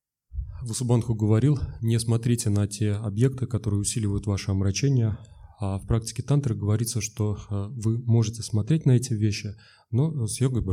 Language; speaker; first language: Russian; native; Russian